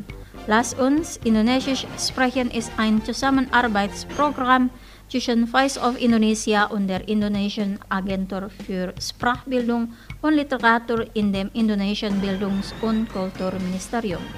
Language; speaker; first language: German; non-native, fluent; Indonesian